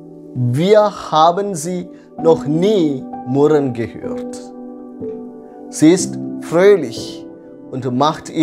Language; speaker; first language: German; non-native, fluent; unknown